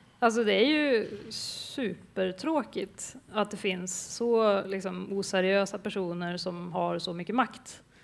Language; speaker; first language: Swedish; native; Swedish